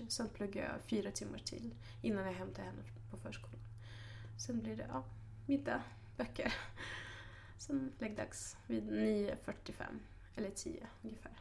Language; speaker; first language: Swedish; non-native, fluent; Russian